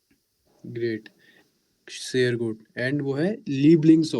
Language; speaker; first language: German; non-native, fluent; Hindi